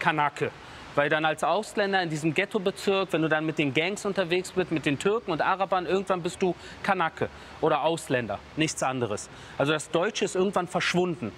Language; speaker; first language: German; early bilingual, other home language; Persian